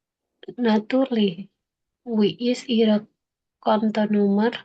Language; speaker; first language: German; non-native, learner; Indonesian